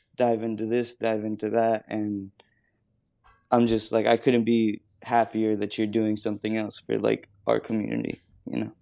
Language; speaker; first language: English; native; English